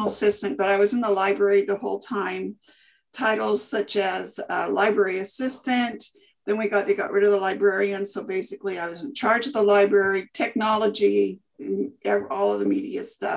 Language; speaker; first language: English; native; English